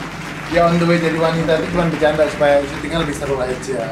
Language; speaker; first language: Indonesian; native; Indonesian